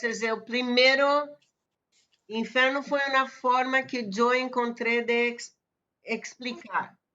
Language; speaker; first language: Spanish; non-native, fluent; Portuguese